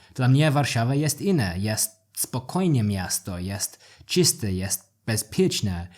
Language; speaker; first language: Polish; non-native, learner; English